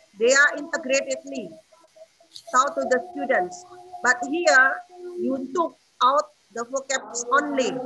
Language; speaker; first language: English; non-native, fluent; Indonesian